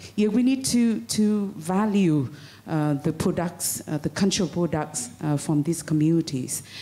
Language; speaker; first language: English; non-native, fluent; Vietnamese